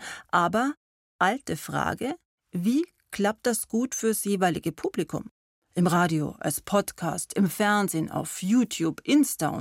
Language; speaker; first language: German; native; German